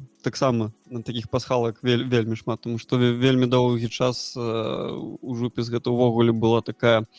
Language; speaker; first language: Belarusian; non-native, local second language; Russian